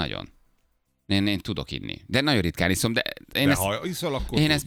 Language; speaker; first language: Hungarian; native; Hungarian